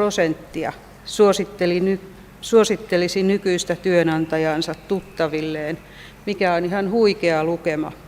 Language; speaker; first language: Finnish; native; Finnish